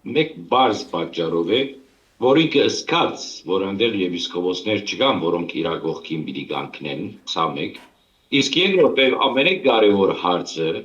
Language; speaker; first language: Armenian; early bilingual, heritage; Armenian